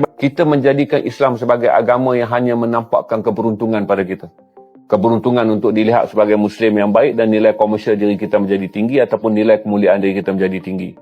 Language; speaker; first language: Malay; native; Malay